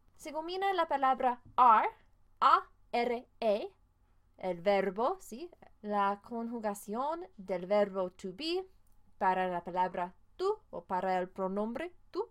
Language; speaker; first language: Spanish; non-native, fluent; English